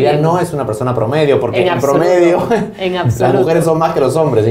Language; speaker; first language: Spanish; native; Spanish